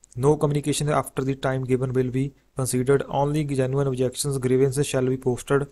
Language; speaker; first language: English; non-native, local second language; Punjabi